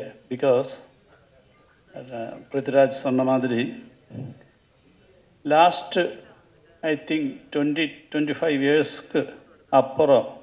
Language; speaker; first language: Tamil; non-native, learner; Malayalam